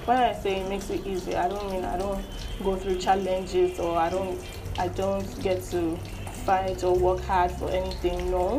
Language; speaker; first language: English; non-native, local second language; Yoruba